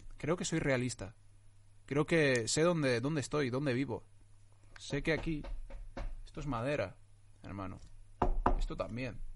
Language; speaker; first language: Spanish; early bilingual, other home language; Arabic